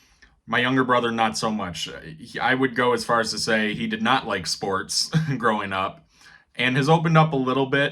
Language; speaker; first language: English; native; English